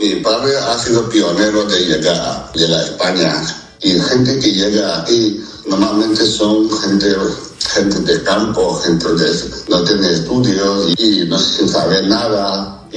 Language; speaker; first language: Spanish; non-native, fluent; Chinese